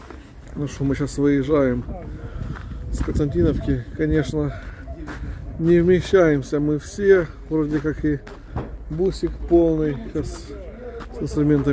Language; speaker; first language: Russian; native; Russian